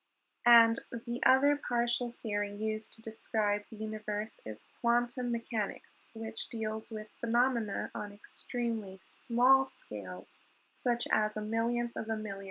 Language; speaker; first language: English; native; English